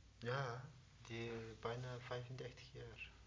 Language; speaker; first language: Dutch; non-native, learner; Turkish